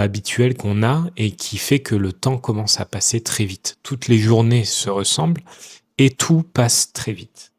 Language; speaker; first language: French; native; French